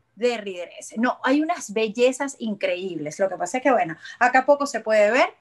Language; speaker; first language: Spanish; native; Spanish